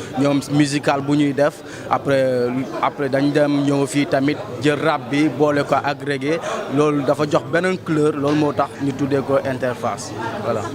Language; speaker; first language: Wolof; non-native, local second language; Mandingo